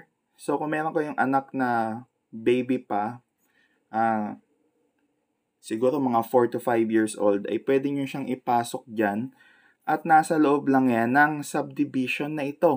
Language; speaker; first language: Filipino; native; Filipino